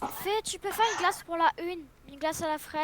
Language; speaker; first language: French; native; French